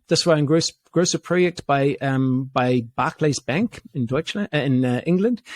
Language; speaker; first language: German; non-native, fluent; English